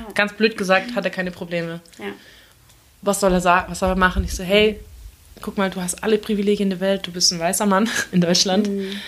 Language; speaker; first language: German; early bilingual, other home language; Turkish